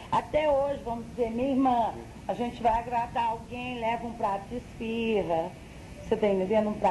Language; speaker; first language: Portuguese; native; Portuguese